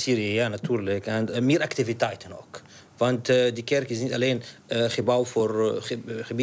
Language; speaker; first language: Dutch; non-native, learner; Arabic